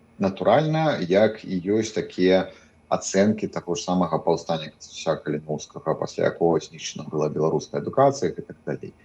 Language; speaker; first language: Belarusian; native; Belarusian